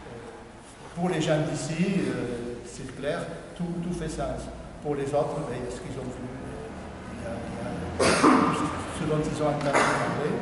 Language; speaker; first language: French; native; French